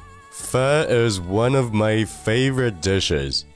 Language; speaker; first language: English; non-native, fluent; Chinese